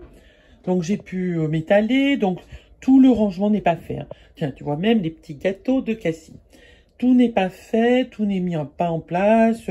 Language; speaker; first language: French; native; French